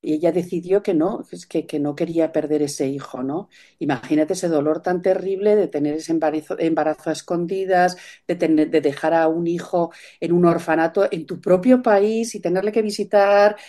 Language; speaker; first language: Spanish; native; Spanish